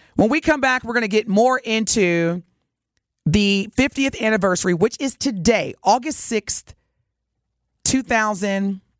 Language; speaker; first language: English; native; English